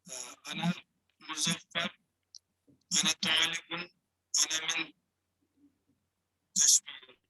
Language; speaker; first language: Arabic; non-native, learner; Kashmiri